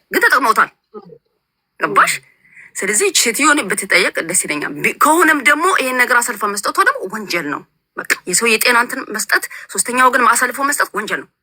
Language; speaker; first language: Amharic; native; Amharic